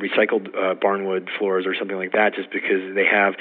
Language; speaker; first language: English; native; English